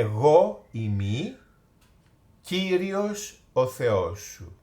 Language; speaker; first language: Greek; non-native, fluent; English